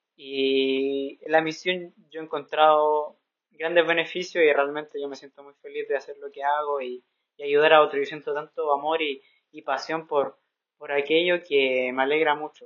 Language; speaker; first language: Spanish; native; Spanish